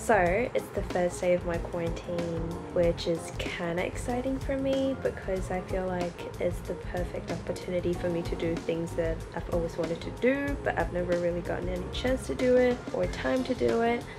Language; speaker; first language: English; early bilingual, other home language; Chinese